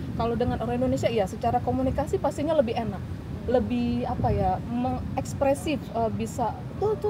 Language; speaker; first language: Indonesian; native; Indonesian